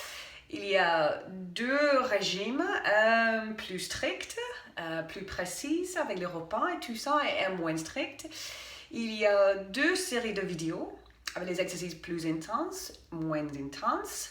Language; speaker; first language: French; non-native, fluent; English